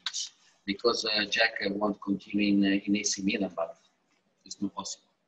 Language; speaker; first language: English; non-native, learner; Italian